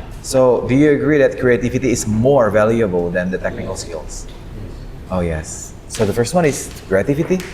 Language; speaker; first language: English; non-native, fluent; Indonesian